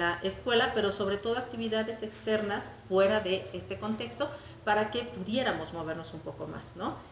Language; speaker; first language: Spanish; native; Spanish